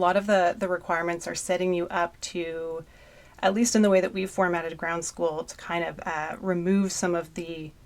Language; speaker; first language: English; native; English